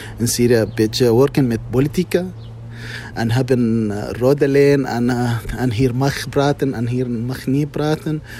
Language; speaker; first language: Dutch; non-native, learner; Arabic